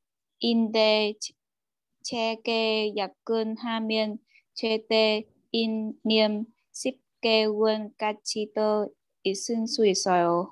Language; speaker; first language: Korean; non-native, learner; Vietnamese